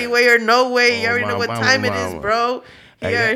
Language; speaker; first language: English; early bilingual, other home language; Spanish